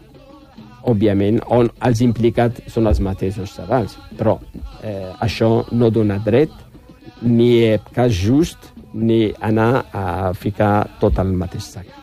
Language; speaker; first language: Catalan; non-native, fluent; Riffian